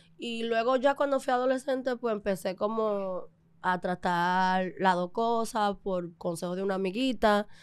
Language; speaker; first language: Spanish; early bilingual, other home language; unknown